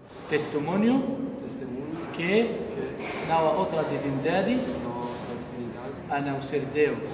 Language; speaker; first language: Portuguese; non-native, learner; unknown